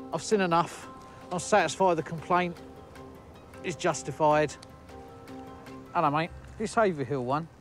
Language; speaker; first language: English; native; English